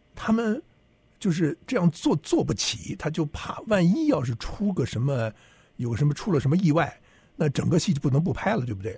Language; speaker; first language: Chinese; native; Chinese